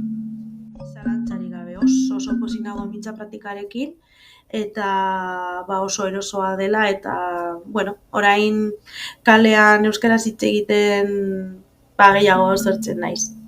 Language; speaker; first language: Basque; non-native, fluent; Spanish